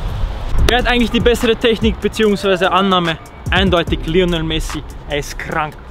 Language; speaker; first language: German; native; German